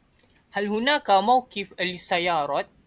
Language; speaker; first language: Arabic; non-native, learner; Malay